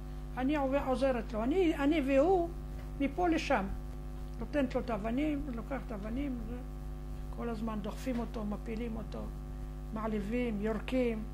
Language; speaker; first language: Hebrew; non-native, fluent; Arabic